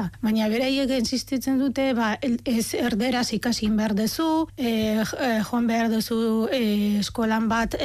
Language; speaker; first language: Basque; non-native, fluent; Arabic